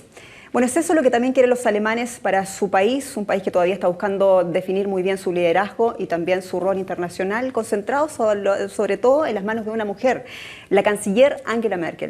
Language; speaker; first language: Spanish; native; Spanish